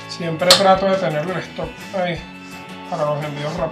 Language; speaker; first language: Spanish; native; Spanish